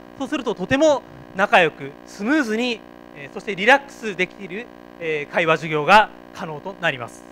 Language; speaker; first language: Japanese; native; Japanese